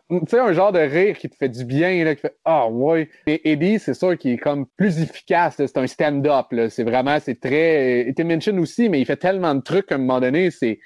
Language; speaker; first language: French; native; French